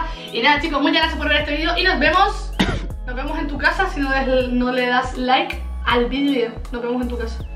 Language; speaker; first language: Spanish; native; Spanish